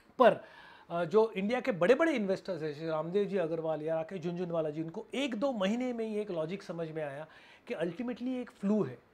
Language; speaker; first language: Hindi; non-native, local second language; Marathi